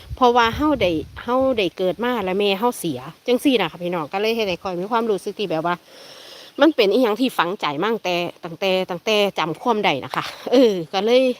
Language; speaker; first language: Thai; native; Thai